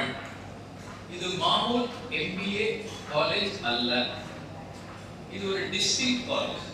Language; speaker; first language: Kannada; non-native, local second language; Telugu